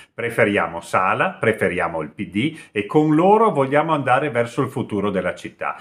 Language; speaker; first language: Italian; native; Italian